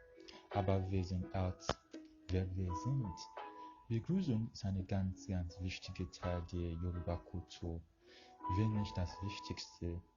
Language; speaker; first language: German; non-native, fluent; Yoruba